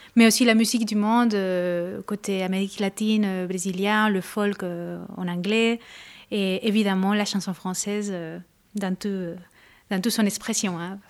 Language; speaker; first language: French; non-native, fluent; Spanish